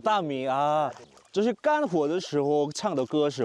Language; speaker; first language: Chinese; non-native, learner; Korean